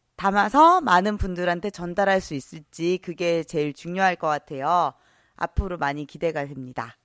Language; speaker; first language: Korean; native; Korean